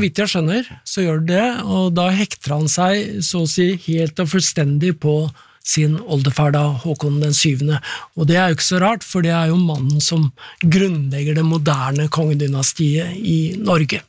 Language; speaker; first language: Norwegian; native; Norwegian